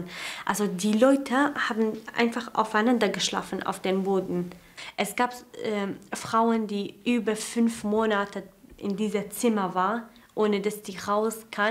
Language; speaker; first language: German; non-native, fluent; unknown